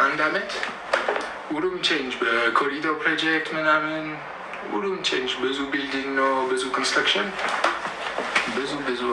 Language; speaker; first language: Amharic; non-native, learner; English